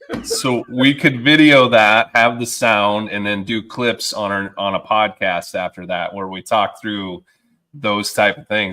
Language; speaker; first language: English; native; English